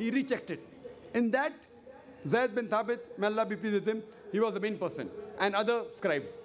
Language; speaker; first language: English; non-native, local second language; Urdu